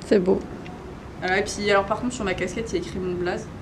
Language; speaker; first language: French; native; French